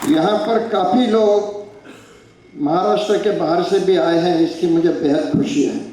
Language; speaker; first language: Hindi; non-native, local second language; Marathi